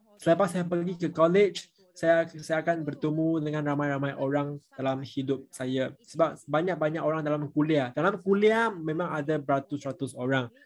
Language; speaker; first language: Malay; non-native, local second language; Chinese